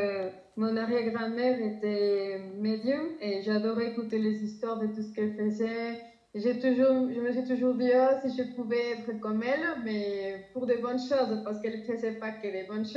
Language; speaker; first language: French; non-native, fluent; Spanish